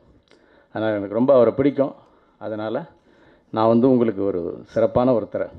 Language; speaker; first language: Tamil; native; Tamil